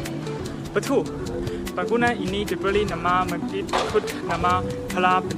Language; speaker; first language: Indonesian; non-native, learner; Chinese